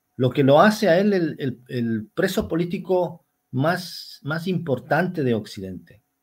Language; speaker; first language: Spanish; native; Spanish